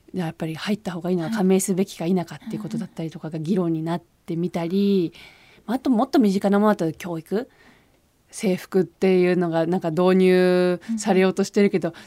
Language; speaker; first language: Japanese; early bilingual, other home language; German